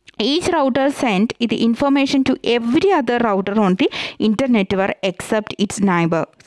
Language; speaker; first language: English; non-native, local second language; Malayalam